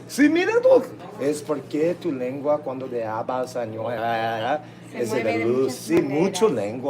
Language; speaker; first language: Spanish; non-native, learner; English